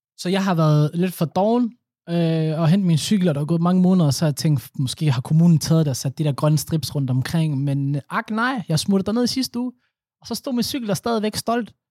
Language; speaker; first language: Danish; early bilingual, other home language; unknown